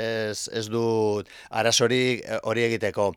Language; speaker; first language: Basque; non-native, local second language; Spanish